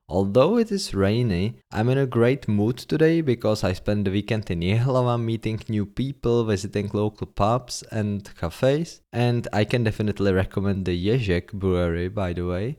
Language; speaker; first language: English; non-native, fluent; Czech